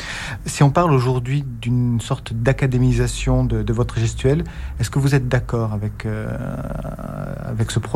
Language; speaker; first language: French; native; French